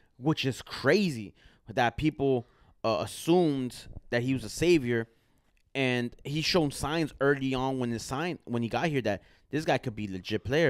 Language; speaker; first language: English; early bilingual, other home language; Spanish